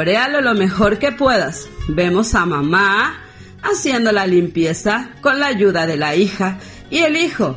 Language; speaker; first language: Spanish; native; Spanish